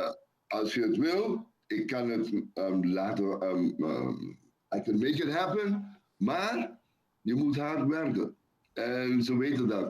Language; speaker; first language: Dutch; non-native, local second language; Papiamento